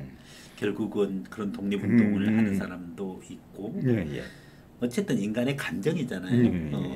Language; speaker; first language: Korean; native; Korean